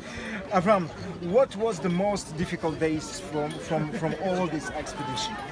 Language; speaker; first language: English; non-native, fluent; Romanian